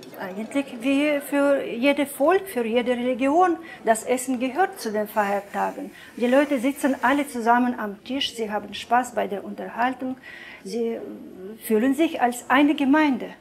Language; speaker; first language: German; non-native, fluent; Russian